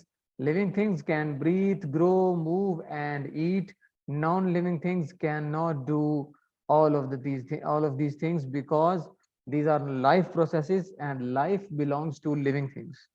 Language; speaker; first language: English; non-native, learner; Arabic